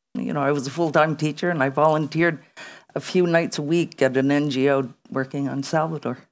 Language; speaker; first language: English; native; English